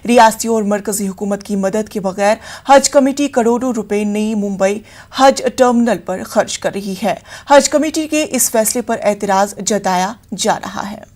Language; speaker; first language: Hindi; native; Hindi